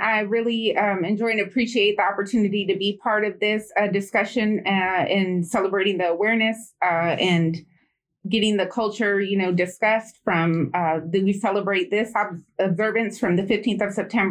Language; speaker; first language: English; native; English